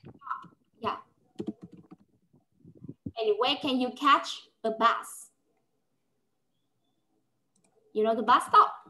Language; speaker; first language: English; non-native, fluent; Vietnamese